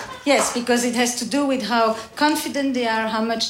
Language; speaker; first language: English; non-native, fluent; French